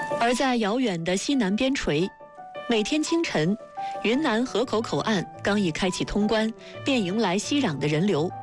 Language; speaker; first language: Chinese; native; Chinese